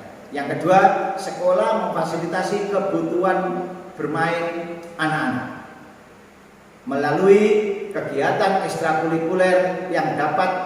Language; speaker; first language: Indonesian; native; Indonesian